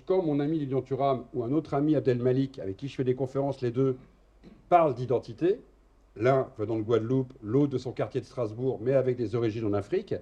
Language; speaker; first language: French; native; French